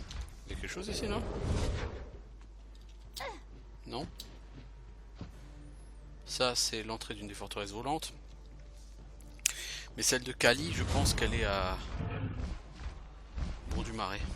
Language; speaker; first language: French; native; French